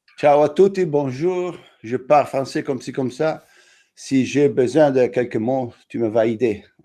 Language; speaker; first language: French; non-native, fluent; Italian